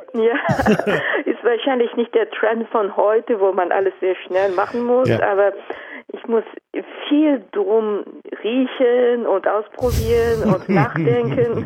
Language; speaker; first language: German; non-native, fluent; Japanese